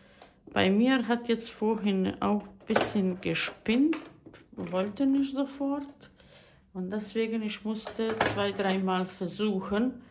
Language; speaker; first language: German; non-native, fluent; Croatian